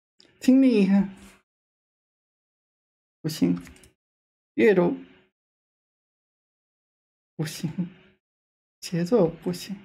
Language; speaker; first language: Chinese; non-native, fluent; English